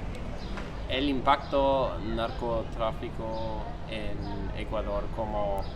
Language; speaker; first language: Spanish; non-native, fluent; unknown